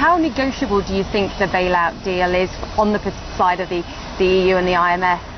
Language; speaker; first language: English; native; English